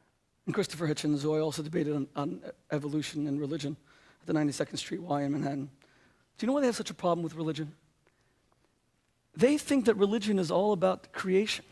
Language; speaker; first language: English; native; English